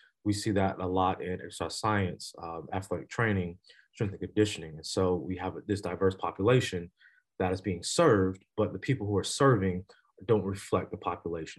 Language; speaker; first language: English; native; English